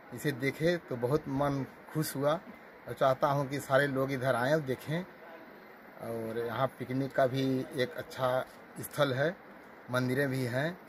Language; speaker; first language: Hindi; native; Hindi